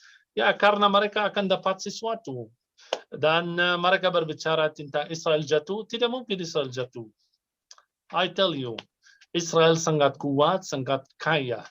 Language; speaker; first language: Indonesian; non-native, fluent; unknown